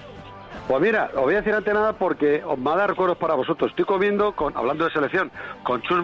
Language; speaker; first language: Spanish; native; Spanish